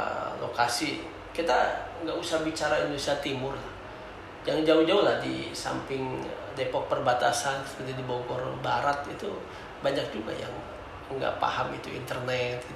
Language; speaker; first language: Indonesian; native; Indonesian